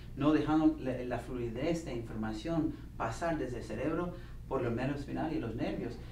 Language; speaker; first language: Spanish; non-native, fluent; English